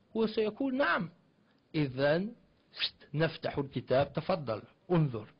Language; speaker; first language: Arabic; non-native, fluent; German